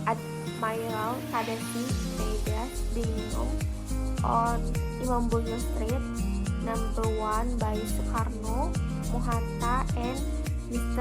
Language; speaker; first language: English; non-native, learner; Indonesian